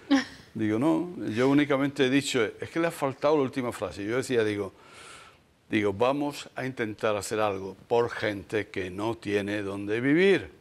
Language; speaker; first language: Spanish; native; Spanish